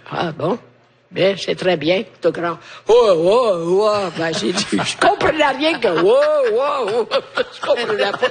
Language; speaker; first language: French; native; French